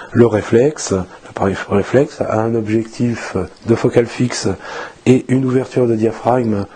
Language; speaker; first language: French; native; French